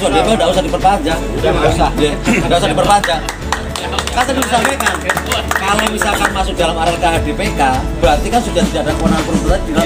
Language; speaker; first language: Indonesian; native; Indonesian